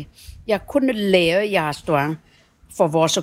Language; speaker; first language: Danish; non-native, learner; Chinese